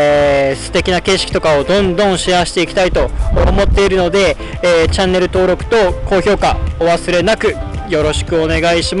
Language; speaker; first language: Japanese; native; Japanese